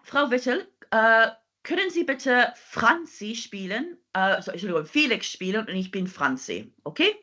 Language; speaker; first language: German; non-native, fluent; English